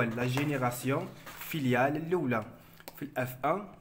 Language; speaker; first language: French; non-native, local second language; Arabic